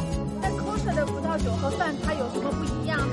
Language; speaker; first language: Chinese; native; Chinese